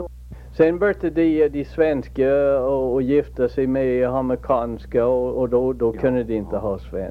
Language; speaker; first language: Swedish; early bilingual, heritage; Swedish